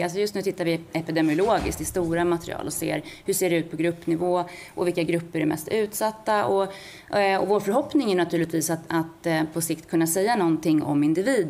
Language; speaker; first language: Swedish; native; Swedish